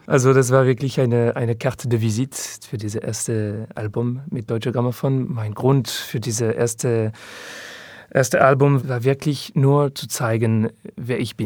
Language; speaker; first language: German; non-native, learner; French